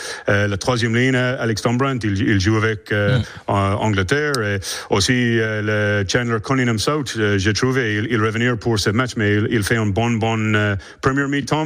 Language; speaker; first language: French; non-native, learner; English